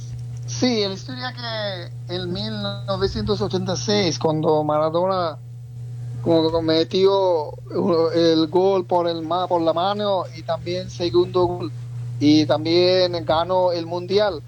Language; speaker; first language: Spanish; non-native, learner; Bangla